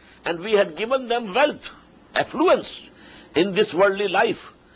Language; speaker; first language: English; non-native, local second language; Urdu